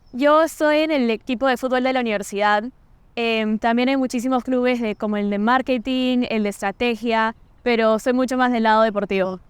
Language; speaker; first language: Spanish; non-native, fluent; Portuguese